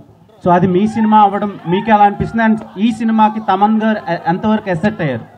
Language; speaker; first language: Telugu; native; Telugu